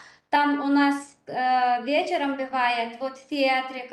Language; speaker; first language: Russian; non-native, learner; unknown